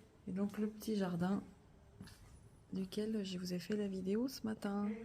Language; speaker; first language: French; native; French